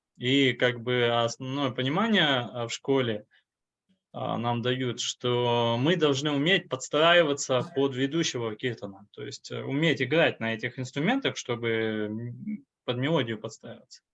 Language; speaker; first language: Russian; native; Russian